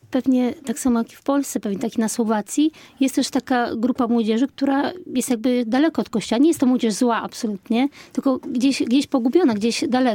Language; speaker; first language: Polish; native; Polish